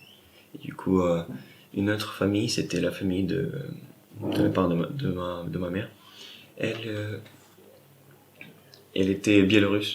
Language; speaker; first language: French; non-native, fluent; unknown